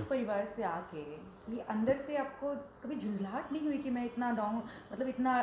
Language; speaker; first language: Hindi; native; Hindi